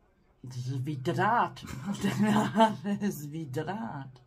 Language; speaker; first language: German; non-native, fluent; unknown